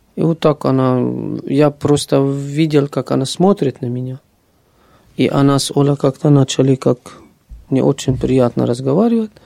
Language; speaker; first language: Russian; non-native, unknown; Arabic